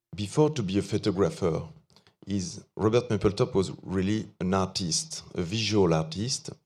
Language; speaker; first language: English; non-native, fluent; French